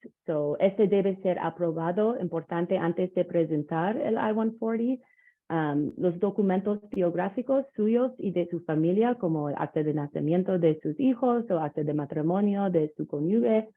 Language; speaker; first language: Spanish; non-native, learner; English